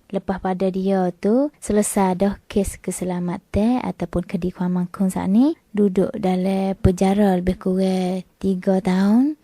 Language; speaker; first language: Malay; native; Malay